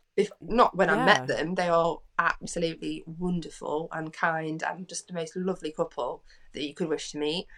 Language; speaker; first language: English; native; English